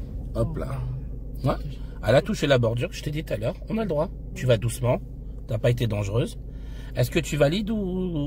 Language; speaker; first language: French; native; French